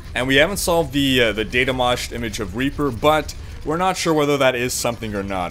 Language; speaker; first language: English; native; English